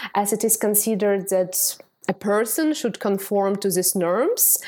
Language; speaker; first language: English; non-native, fluent; Ukrainian